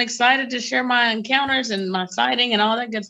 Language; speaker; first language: English; native; English